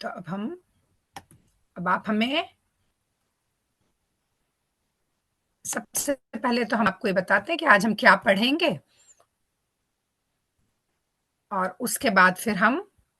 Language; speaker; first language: Hindi; native; Hindi